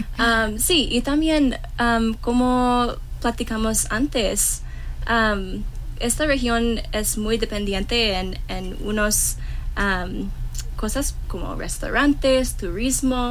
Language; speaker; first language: Spanish; non-native, learner; English